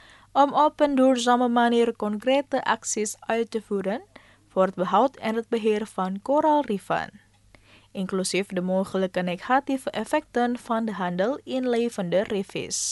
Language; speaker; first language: Dutch; non-native, fluent; Indonesian